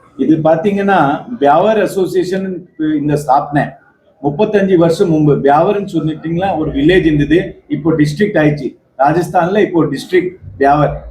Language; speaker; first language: Tamil; non-native, local second language; Marwari